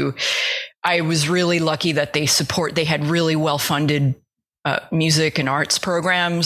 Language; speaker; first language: English; native; English